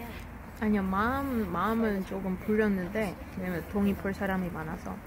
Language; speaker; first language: Korean; non-native, fluent; Russian